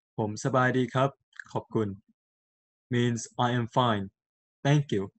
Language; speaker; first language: English; non-native, fluent; Thai